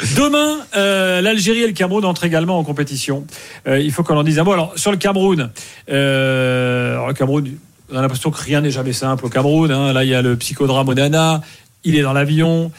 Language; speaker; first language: French; native; French